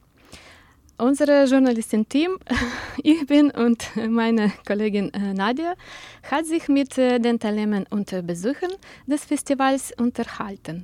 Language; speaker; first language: German; non-native, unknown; Ukrainian